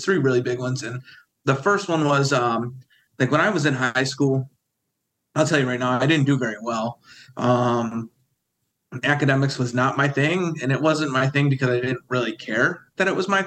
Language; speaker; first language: English; native; English